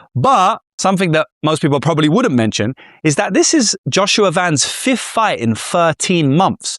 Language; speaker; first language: English; native; English